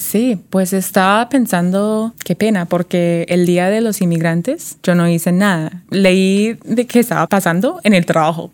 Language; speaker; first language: Spanish; early bilingual, heritage; Spanish